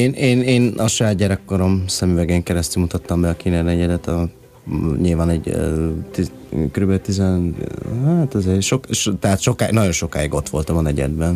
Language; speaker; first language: Hungarian; early bilingual, other home language; Chinese